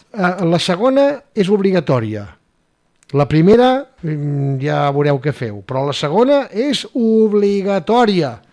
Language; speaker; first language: Catalan; native; Catalan